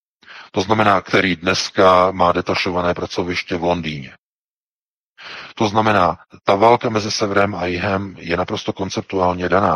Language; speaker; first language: Czech; native; Czech